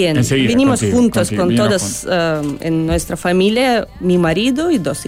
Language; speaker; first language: Spanish; non-native, learner; Russian